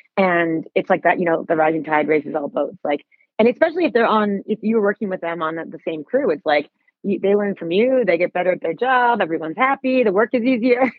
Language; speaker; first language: English; native; English